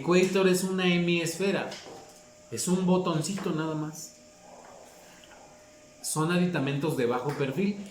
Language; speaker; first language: Spanish; native; Spanish